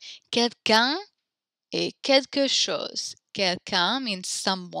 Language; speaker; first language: French; non-native, learner; English